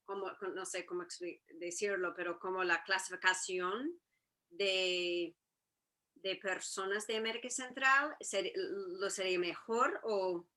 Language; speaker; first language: Spanish; non-native, fluent; English